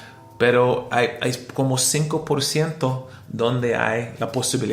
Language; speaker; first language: Spanish; non-native, learner; English